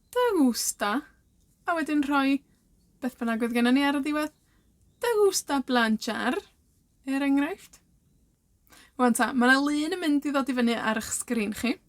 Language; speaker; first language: Welsh; native; Welsh